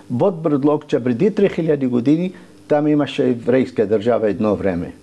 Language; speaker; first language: Bulgarian; non-native, fluent; Arabic